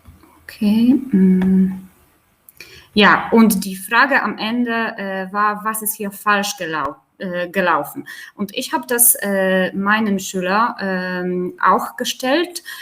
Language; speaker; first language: German; non-native, fluent; Polish